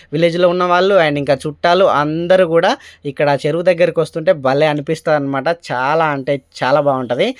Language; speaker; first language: Telugu; native; Telugu